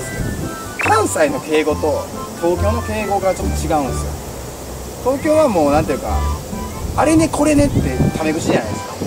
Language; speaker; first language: Japanese; native; Japanese